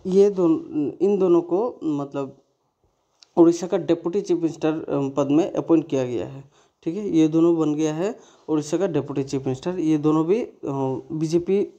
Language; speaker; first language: Hindi; non-native, local second language; Bangla